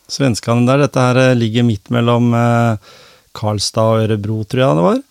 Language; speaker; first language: Norwegian; native; Norwegian